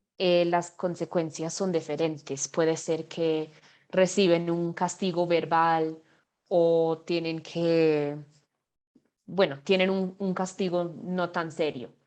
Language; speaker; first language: Spanish; non-native, fluent; English